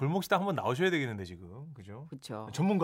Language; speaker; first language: Korean; native; Korean